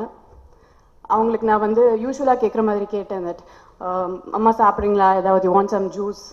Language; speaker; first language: Tamil; non-native, local second language; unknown